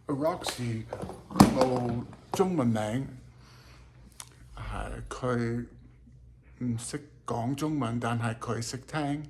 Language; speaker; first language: Cantonese; non-native, learner; English